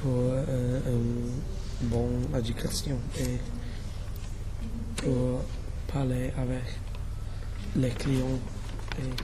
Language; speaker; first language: French; non-native, learner; English